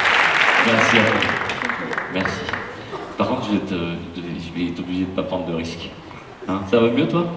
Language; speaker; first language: French; native; French